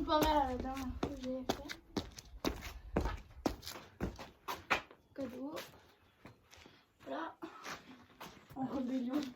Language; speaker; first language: French; native; French